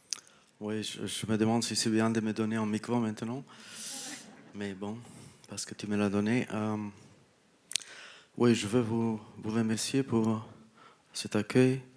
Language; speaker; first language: French; non-native, fluent; Romanian